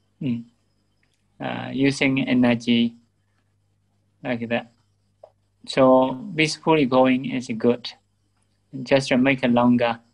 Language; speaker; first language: English; non-native, learner; Burmese